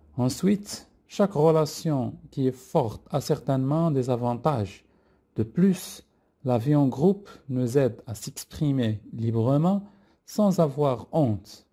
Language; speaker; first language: French; non-native, local second language; Arabic